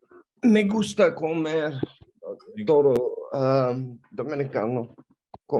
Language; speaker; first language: Spanish; non-native, learner; English